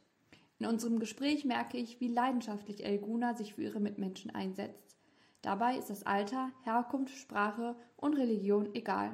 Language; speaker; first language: German; early bilingual, other home language; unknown